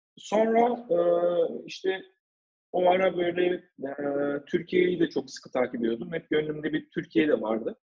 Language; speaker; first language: Turkish; early bilingual, heritage; Turkish